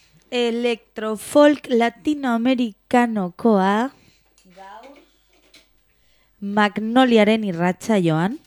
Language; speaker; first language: Basque; non-native, local second language; Spanish